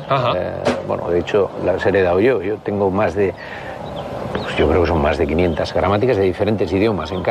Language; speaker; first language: Spanish; native; Spanish